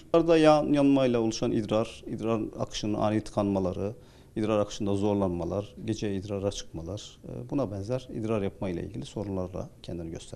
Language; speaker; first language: Turkish; native; Turkish